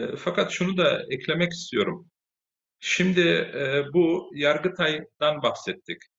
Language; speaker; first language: Turkish; early bilingual, heritage; Turkish